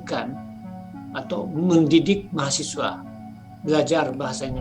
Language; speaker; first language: Indonesian; non-native, fluent; Japanese